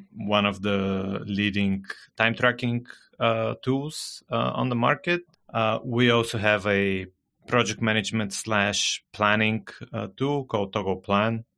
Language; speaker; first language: English; non-native, fluent; Bulgarian